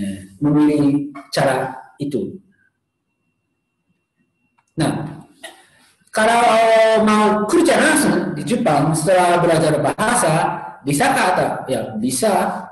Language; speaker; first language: Indonesian; non-native, learner; Japanese